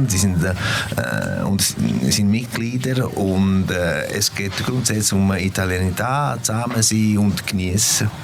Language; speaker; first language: German; non-native, fluent; Italian